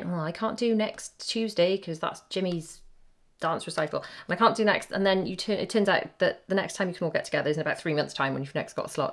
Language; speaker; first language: English; native; English